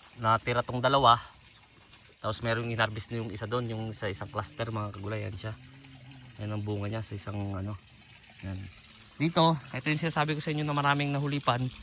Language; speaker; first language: Filipino; native; Filipino